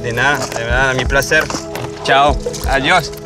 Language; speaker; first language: Spanish; non-native, learner; French